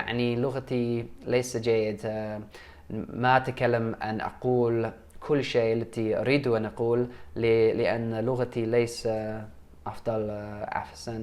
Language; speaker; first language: Arabic; non-native, learner; English